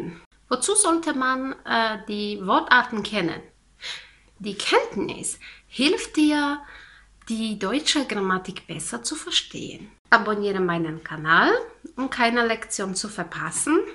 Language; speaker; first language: German; non-native, fluent; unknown